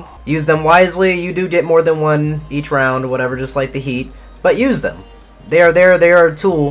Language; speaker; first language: English; native; English